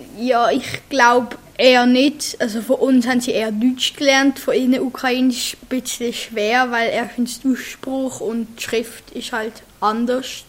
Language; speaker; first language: German; native; German